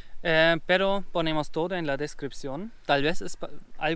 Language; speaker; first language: Spanish; non-native, learner; German